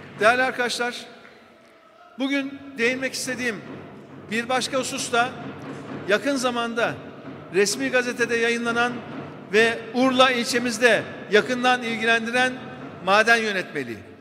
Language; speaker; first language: Turkish; native; Turkish